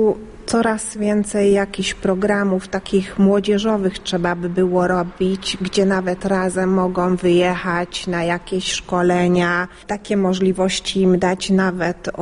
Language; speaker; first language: Polish; early bilingual, heritage; Polish